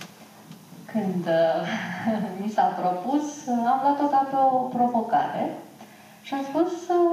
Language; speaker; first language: Romanian; native; Romanian